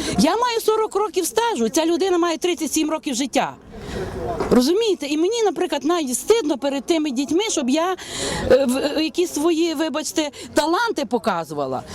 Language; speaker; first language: Ukrainian; native; Ukrainian